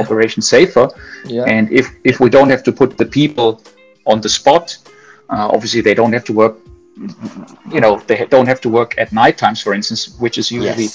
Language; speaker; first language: English; non-native, fluent; German